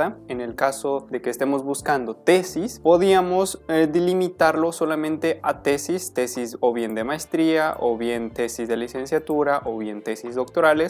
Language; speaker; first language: Spanish; native; Spanish